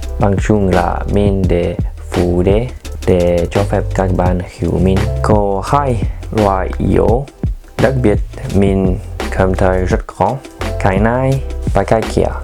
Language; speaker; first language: Vietnamese; non-native, learner; French